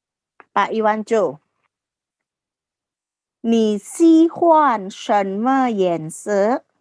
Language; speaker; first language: Chinese; non-native, fluent; Indonesian